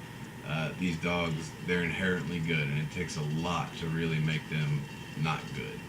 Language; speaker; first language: English; native; English